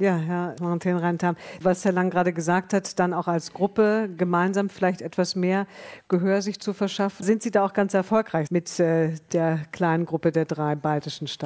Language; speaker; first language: German; native; German